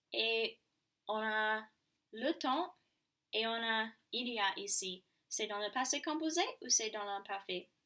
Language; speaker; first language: French; non-native, fluent; English